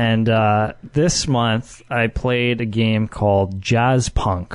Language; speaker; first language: English; native; English